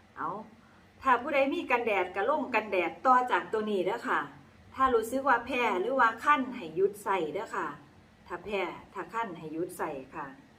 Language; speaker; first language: Thai; native; Thai